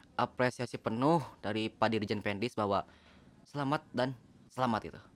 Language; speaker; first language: Indonesian; non-native, local second language; Sundanese